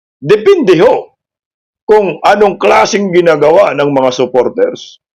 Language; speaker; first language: Filipino; non-native, local second language; Cebuano